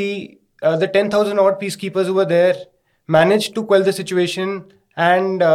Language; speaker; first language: English; non-native, local second language; Hindi